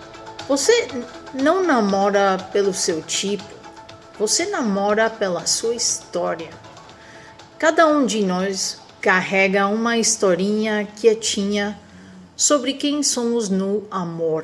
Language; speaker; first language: Portuguese; non-native, fluent; Spanish